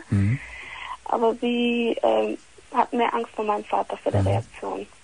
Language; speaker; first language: German; early bilingual, other home language; Italian